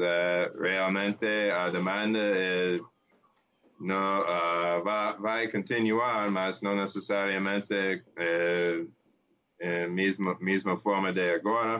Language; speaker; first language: Portuguese; non-native, learner; English